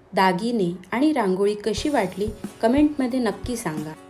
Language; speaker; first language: Marathi; non-native, local second language; Gujarati